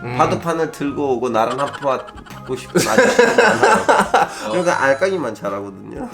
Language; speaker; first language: Korean; non-native, fluent; Turkish